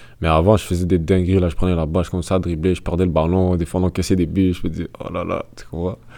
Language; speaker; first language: French; native; French